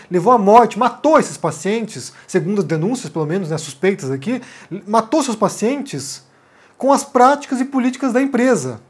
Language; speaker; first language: Portuguese; native; Portuguese